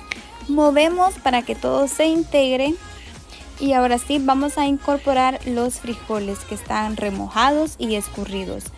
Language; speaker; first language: Spanish; native; Spanish